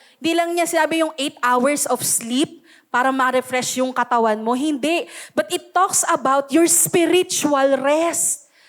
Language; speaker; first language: Filipino; native; Filipino